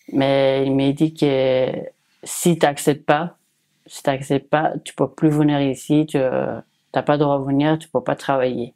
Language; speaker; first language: French; non-native, learner; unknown